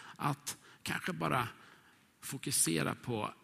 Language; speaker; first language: Swedish; native; Swedish